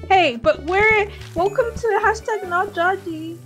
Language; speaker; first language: English; native; English